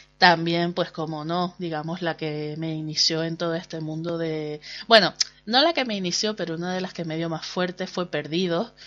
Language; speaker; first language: Spanish; native; Spanish